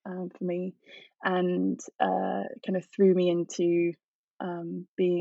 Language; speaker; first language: English; native; English